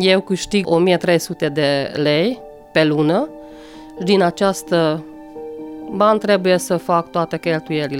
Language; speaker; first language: Romanian; non-native, local second language; Hungarian